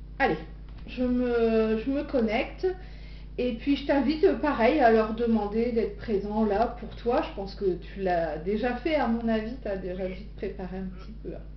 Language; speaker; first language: French; native; French